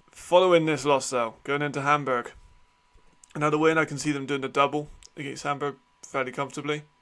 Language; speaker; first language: English; native; English